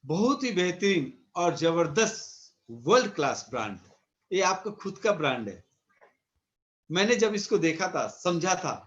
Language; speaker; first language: Hindi; native; Hindi